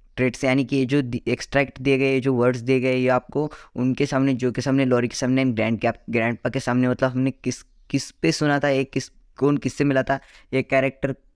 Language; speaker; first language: Hindi; non-native, local second language; Marathi